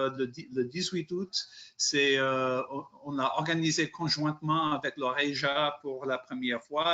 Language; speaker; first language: French; non-native, fluent; English